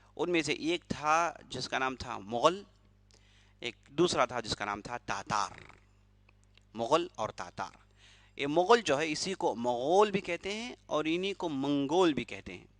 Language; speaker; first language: Urdu; native; Urdu